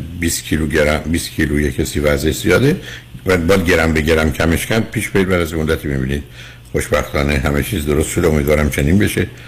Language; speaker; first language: Persian; native; Persian